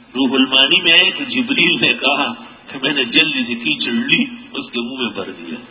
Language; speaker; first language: Urdu; non-native, local second language; Pashto